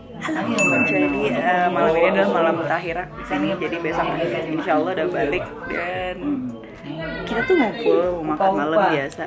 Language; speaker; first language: Indonesian; native; Indonesian